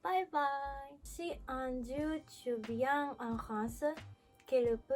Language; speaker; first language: French; non-native, learner; Japanese